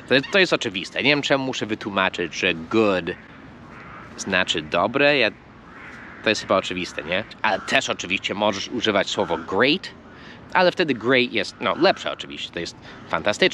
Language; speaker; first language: Polish; non-native, fluent; English